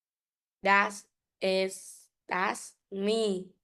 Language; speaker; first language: English; non-native, learner; Vietnamese